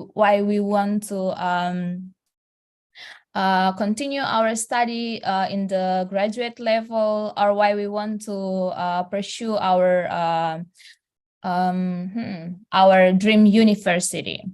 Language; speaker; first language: English; non-native, fluent; Indonesian